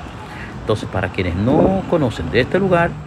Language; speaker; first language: Spanish; native; Spanish